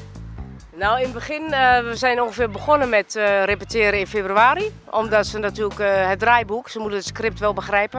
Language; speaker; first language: Dutch; native; Dutch